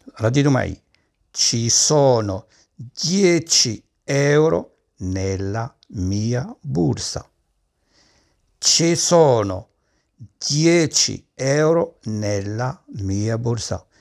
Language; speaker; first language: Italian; non-native, fluent; Arabic